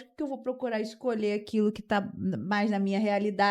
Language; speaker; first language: Portuguese; native; Portuguese